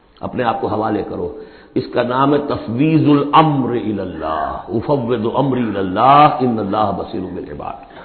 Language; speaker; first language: Urdu; native; Urdu